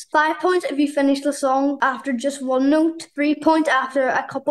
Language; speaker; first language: English; native; English